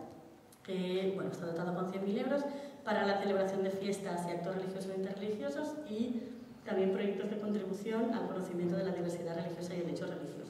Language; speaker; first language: Spanish; native; Spanish